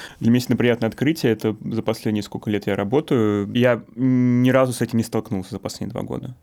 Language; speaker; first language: Russian; native; Russian